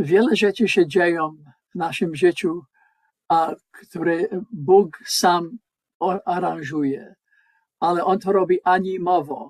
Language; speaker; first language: Polish; non-native, learner; English